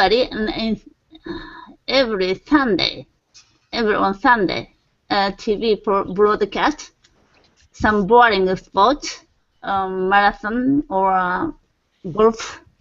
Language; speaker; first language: English; non-native, learner; Japanese